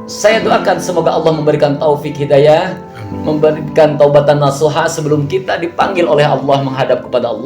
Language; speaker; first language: Indonesian; native; Indonesian